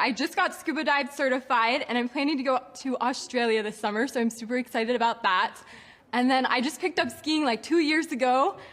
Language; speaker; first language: English; native; English